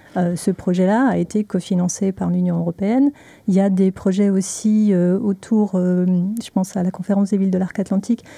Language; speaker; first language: French; non-native, fluent; Spanish